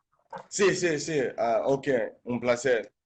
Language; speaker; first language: Spanish; non-native, fluent; English